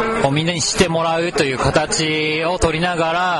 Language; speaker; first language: Japanese; native; Japanese